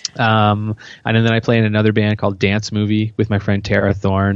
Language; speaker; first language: English; native; English